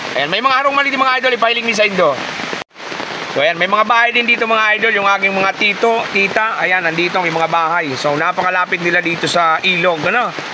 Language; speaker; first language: Filipino; non-native, local second language; Bikol